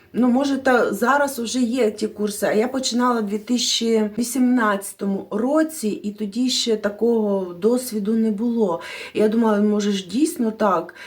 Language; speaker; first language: Ukrainian; non-native, local second language; Russian